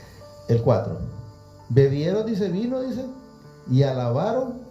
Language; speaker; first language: Spanish; native; Spanish